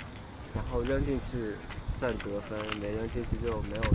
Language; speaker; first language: Chinese; native; Chinese